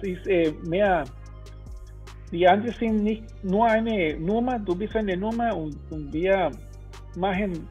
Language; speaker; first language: German; non-native, learner; Spanish